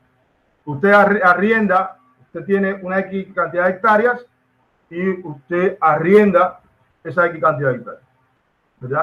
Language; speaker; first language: Spanish; native; Spanish